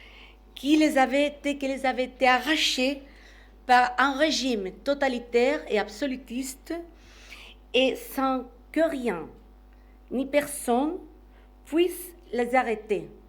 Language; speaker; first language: French; non-native, fluent; Spanish